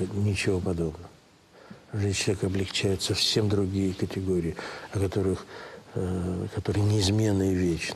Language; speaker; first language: Russian; native; Russian